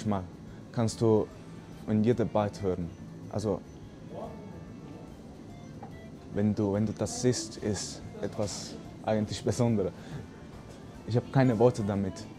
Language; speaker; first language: German; non-native, learner; Italian